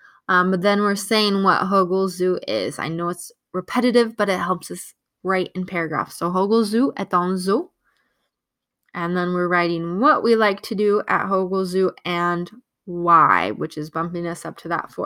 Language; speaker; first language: English; native; English